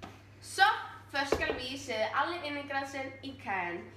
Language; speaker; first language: Danish; non-native, learner; Norwegian